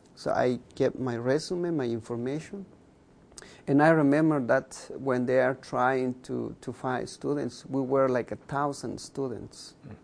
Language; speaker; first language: English; non-native, fluent; Kʼicheʼ